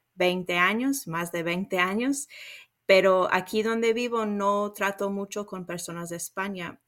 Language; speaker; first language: Spanish; non-native, fluent; English